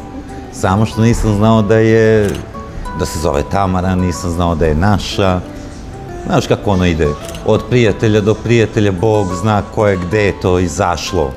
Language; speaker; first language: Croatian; early bilingual, heritage; Croatian